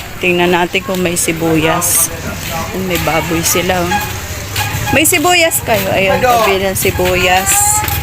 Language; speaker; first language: Filipino; non-native, local second language; Waray